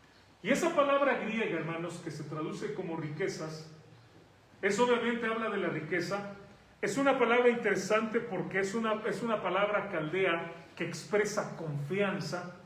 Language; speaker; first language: Spanish; native; Spanish